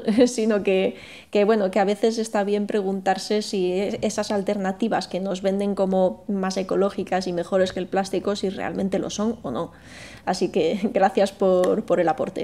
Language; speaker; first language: Spanish; native; Spanish